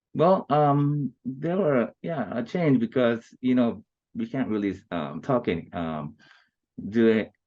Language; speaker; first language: English; early bilingual, other home language; Japanese